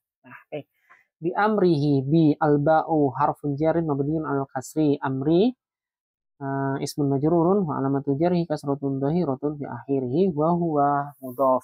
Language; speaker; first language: Arabic; non-native, fluent; Indonesian